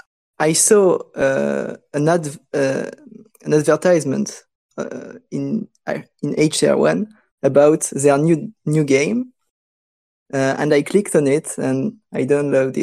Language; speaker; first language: English; non-native, fluent; French